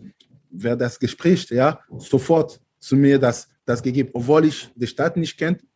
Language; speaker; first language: German; non-native, fluent; French